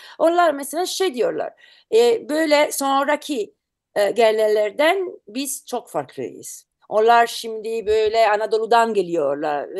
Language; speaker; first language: Turkish; non-native, learner; Italian